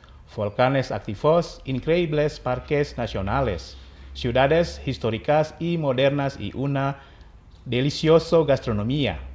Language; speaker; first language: Spanish; non-native, fluent; Indonesian